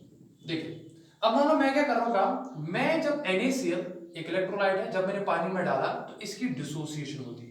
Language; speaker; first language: Hindi; non-native, local second language; Kashmiri